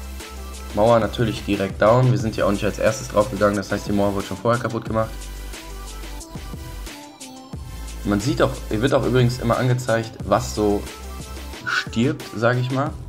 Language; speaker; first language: German; native; German